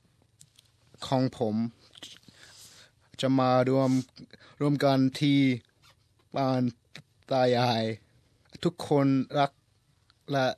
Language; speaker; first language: Thai; early bilingual, heritage; English